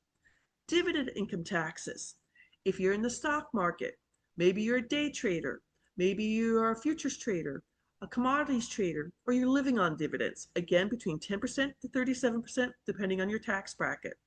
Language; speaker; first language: English; native; English